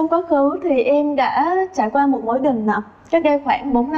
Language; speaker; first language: Vietnamese; native; Vietnamese